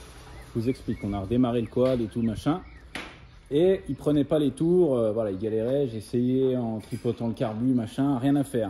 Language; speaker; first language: French; native; French